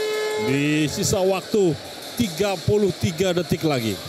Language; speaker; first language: Indonesian; native; Indonesian